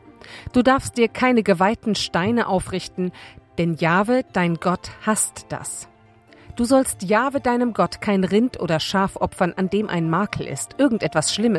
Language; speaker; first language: German; native; German